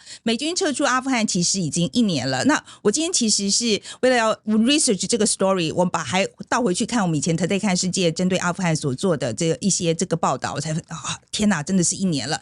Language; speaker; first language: Chinese; native; Chinese